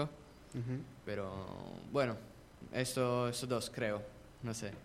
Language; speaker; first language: Spanish; non-native, learner; Italian